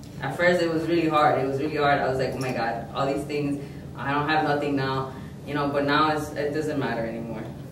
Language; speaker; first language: English; early bilingual, other home language; Spanish